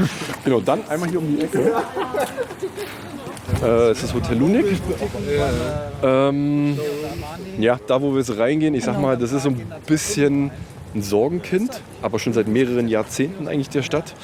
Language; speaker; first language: German; native; German